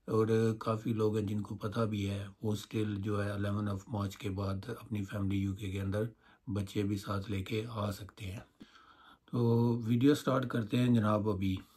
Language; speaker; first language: Urdu; non-native, local second language; Punjabi